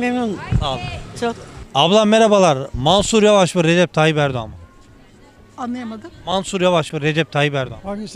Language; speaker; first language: Turkish; native; Turkish